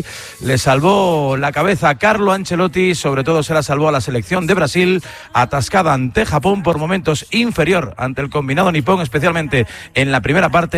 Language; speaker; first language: Spanish; native; Spanish